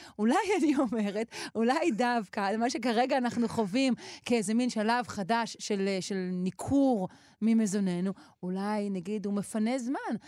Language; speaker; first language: Hebrew; native; Hebrew